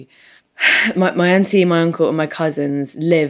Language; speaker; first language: English; native; English